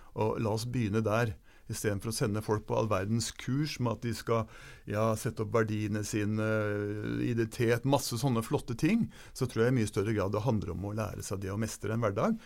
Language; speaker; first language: Norwegian; native; Norwegian